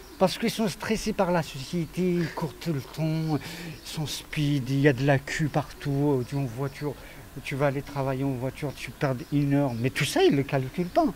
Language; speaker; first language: French; non-native, fluent; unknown